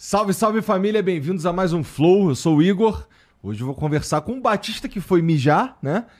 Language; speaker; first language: Portuguese; native; Portuguese